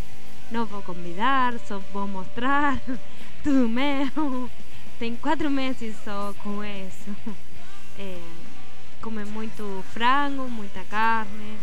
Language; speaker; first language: Portuguese; non-native, learner; Spanish